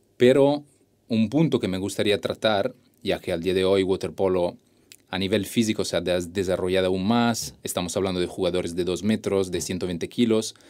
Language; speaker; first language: Spanish; non-native, fluent; Italian